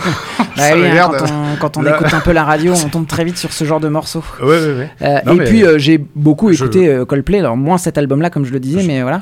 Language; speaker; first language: French; native; French